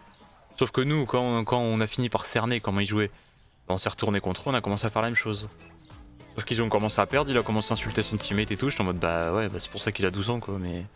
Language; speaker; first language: French; native; French